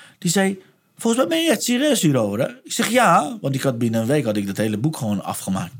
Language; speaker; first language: Dutch; non-native, fluent; Persian